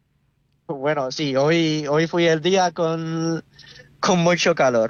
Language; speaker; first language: Spanish; non-native, learner; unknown